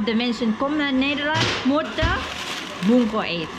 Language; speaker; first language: Dutch; non-native, learner; Thai